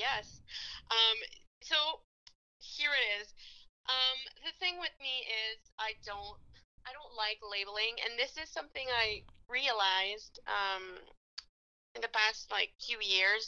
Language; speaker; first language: English; non-native, fluent; French